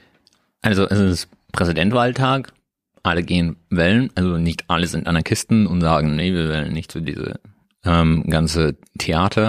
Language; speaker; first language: German; non-native, learner; Russian